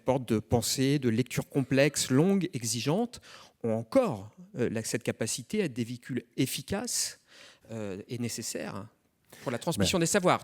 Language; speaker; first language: French; native; French